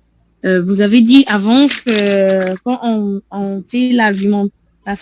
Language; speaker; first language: French; non-native, learner; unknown